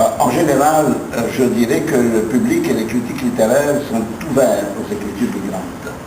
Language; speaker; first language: French; non-native, local second language; Arabic